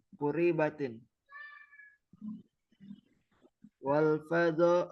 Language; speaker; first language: Arabic; non-native, learner; Indonesian